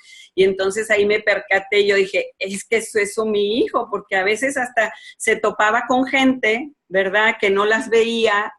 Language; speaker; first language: Spanish; native; Spanish